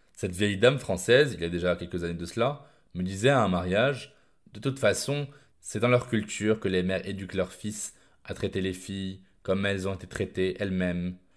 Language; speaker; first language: French; native; French